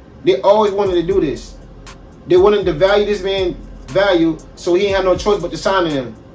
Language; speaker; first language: English; native; English